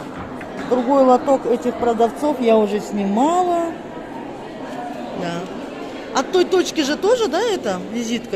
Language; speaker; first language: Russian; non-native, local second language; Kazakh